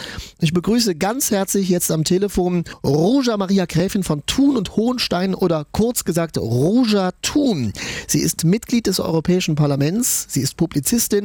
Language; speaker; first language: German; native; German